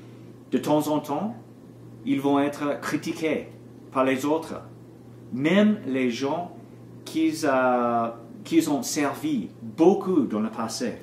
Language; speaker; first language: French; non-native, learner; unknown